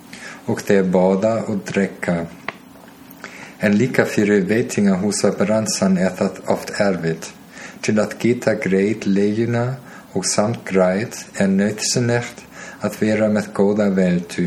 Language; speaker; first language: Icelandic; non-native, learner; German